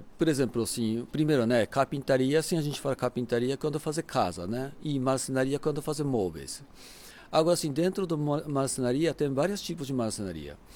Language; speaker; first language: Portuguese; non-native, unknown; Japanese